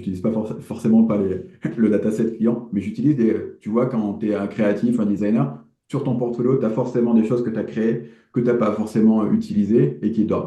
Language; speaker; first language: French; native; French